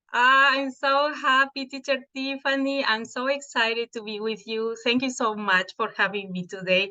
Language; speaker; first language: English; non-native, fluent; Spanish